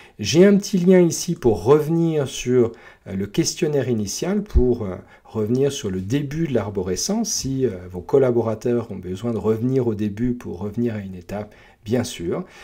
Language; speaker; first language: French; native; French